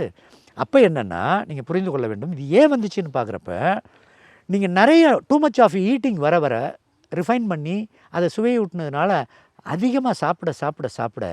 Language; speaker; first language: Tamil; native; Tamil